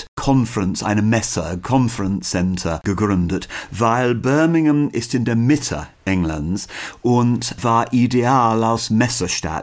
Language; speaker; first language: German; non-native, learner; English